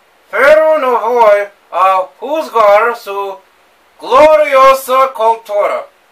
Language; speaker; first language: Spanish; non-native, learner; English